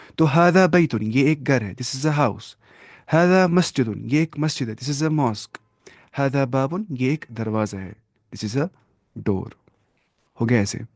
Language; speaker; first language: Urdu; non-native, local second language; Kashmiri